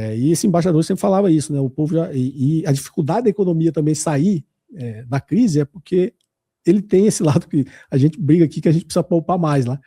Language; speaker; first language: Portuguese; native; Portuguese